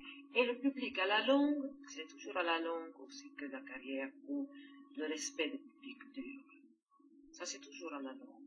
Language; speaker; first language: French; non-native, fluent; Greek